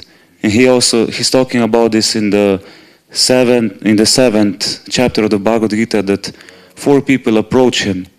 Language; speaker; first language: English; non-native, fluent; Slovenian